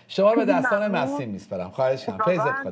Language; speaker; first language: Persian; native; Persian